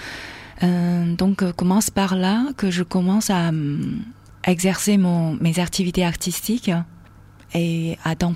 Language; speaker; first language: French; non-native, fluent; Chinese